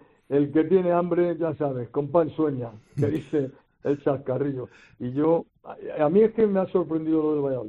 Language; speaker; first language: Spanish; native; Spanish